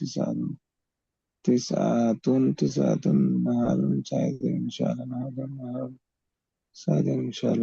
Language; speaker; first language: Arabic; non-native, learner; Bangla